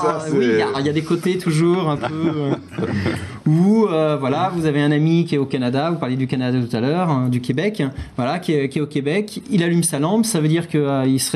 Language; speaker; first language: French; native; French